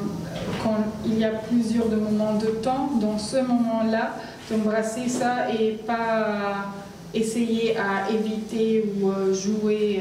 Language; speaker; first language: French; non-native, learner; Arabic